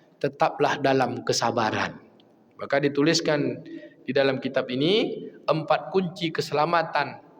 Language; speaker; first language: Malay; non-native, local second language; Minangkabau